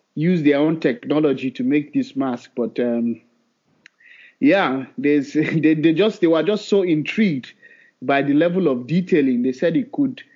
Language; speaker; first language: English; non-native, local second language; Hausa